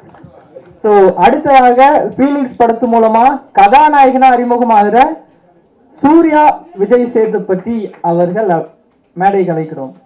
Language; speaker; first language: Tamil; native; Tamil